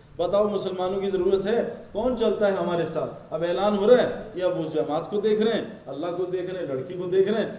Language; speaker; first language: Urdu; native; Urdu